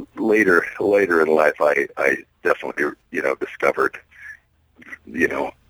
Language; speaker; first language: English; native; English